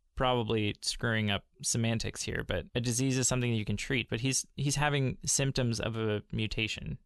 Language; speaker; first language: English; native; English